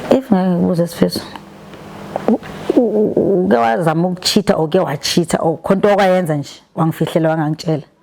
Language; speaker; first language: Zulu; native; Zulu